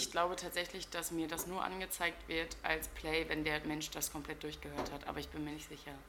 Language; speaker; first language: German; native; German